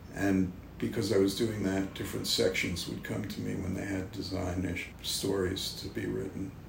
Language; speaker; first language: English; native; English